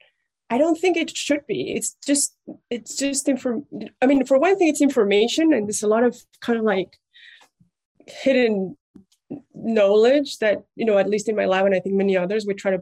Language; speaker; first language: English; non-native, fluent; Spanish